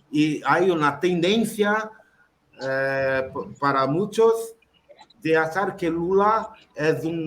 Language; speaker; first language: Spanish; non-native, local second language; Portuguese